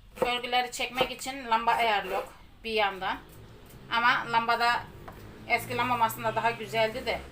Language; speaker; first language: Turkish; native; Turkish